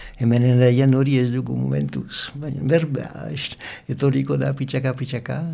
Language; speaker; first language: Basque; non-native, local second language; French